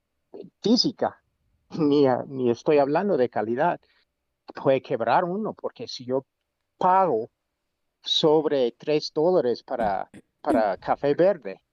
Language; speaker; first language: Spanish; non-native, fluent; English